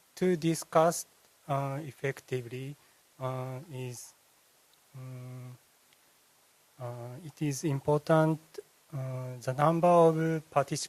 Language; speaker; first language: English; non-native, learner; Japanese